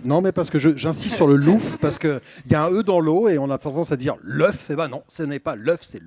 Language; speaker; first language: French; native; French